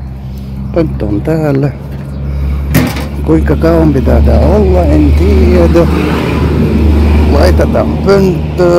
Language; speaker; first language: Finnish; non-native, fluent; Turkish